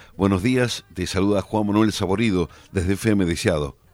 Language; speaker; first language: Spanish; native; Spanish